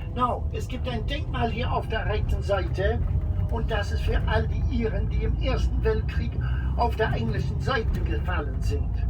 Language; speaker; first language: German; non-native, fluent; English